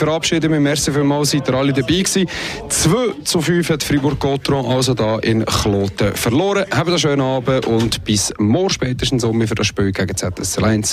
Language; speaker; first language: German; native; German